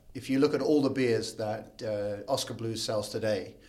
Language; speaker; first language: English; native; English